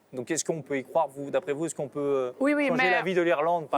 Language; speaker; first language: French; native; French